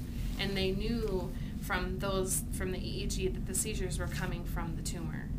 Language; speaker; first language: English; native; English